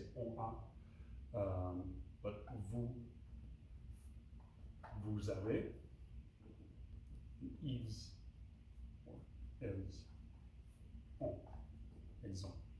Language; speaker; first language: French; non-native, learner; English